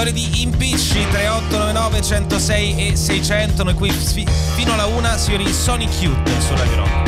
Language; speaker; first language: Italian; native; Italian